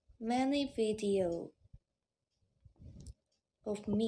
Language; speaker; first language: English; non-native, learner; Korean